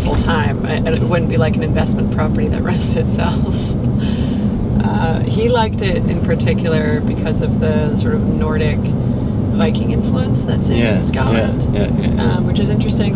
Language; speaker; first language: English; native; English